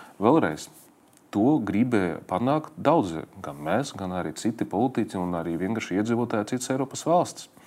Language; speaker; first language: Latvian; non-native, local second language; Russian